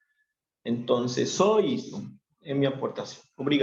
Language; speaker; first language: Portuguese; non-native, learner; Spanish